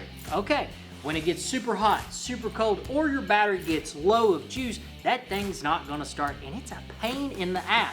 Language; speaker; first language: English; native; English